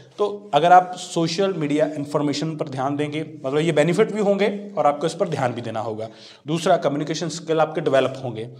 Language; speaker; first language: Hindi; non-native, local second language; Punjabi